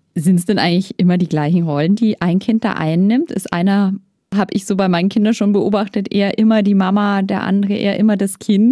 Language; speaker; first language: German; native; German